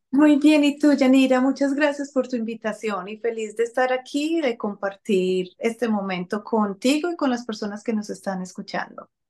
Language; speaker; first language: Spanish; native; Spanish